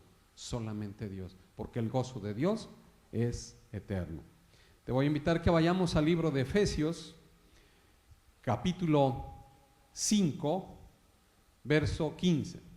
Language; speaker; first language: Spanish; native; Spanish